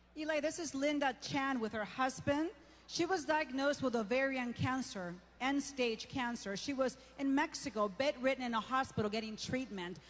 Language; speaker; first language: English; native; English